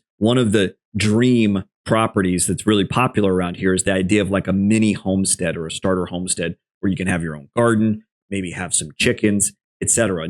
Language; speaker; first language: English; native; English